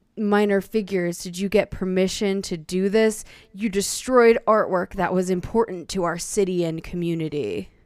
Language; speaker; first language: English; native; English